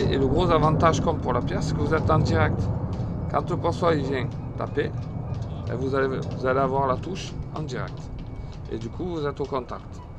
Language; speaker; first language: French; native; French